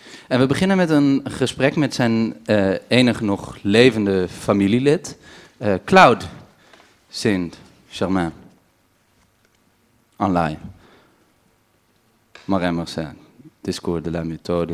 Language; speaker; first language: Dutch; native; Dutch